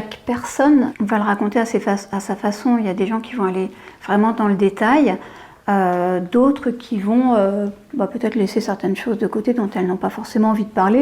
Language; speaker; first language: French; native; French